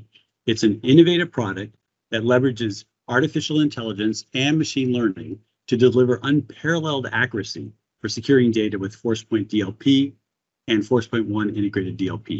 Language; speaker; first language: English; native; English